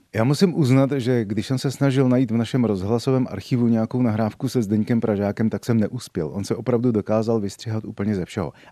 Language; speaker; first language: Czech; native; Czech